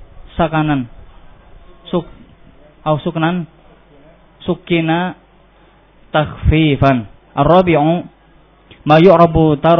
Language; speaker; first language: Arabic; non-native, fluent; Indonesian